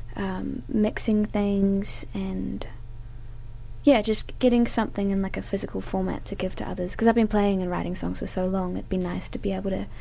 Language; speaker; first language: English; native; English